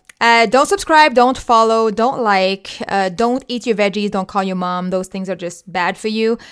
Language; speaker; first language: English; non-native, local second language; French